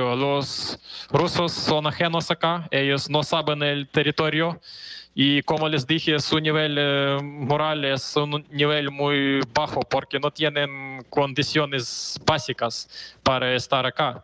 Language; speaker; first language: Spanish; non-native, fluent; Ukrainian